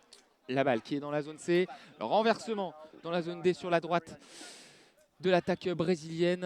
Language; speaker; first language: French; native; French